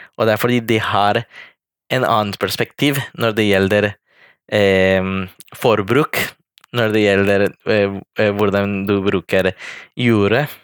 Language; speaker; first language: Norwegian; non-native, fluent; Spanish